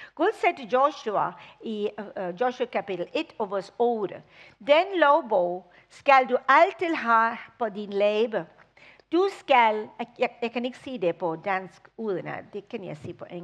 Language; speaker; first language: Danish; non-native, fluent; English